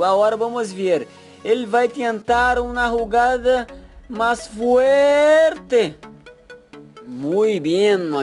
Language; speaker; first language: Portuguese; non-native, learner; Spanish